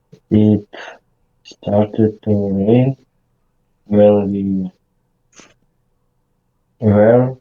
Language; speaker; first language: English; non-native, learner; Russian